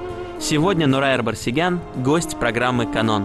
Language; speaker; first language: Russian; native; Russian